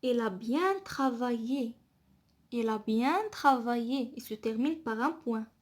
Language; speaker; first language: French; non-native, local second language; Arabic